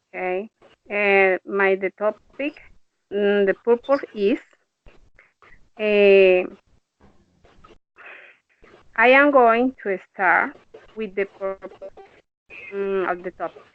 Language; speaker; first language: English; non-native, learner; Spanish